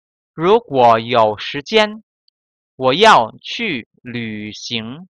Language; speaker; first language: Chinese; non-native, fluent; Indonesian